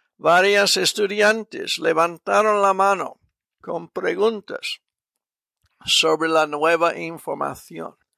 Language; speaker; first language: Spanish; non-native, fluent; English